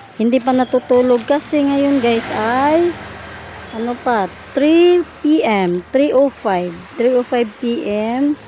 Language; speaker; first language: Filipino; non-native, local second language; Cebuano